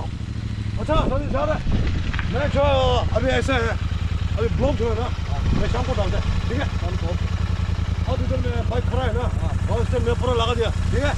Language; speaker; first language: Hindi; non-native, local second language; Tibetan